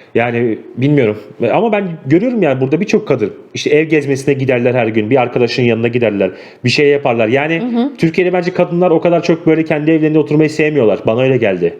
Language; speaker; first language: Turkish; native; Turkish